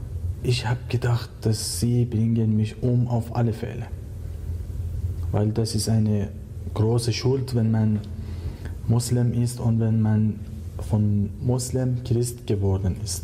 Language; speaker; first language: German; non-native, learner; Persian